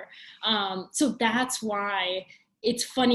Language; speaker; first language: English; early bilingual, other home language; Bulgarian